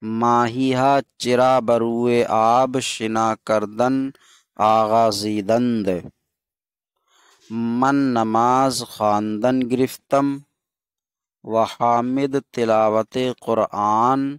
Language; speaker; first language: Persian; non-native, fluent; Urdu